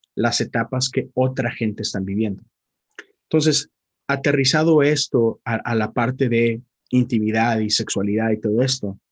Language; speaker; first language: Spanish; native; Spanish